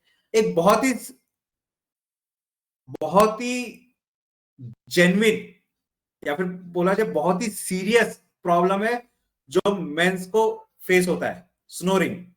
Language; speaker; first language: Hindi; native; Hindi